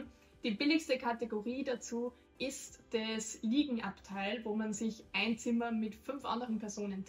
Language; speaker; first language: German; native; German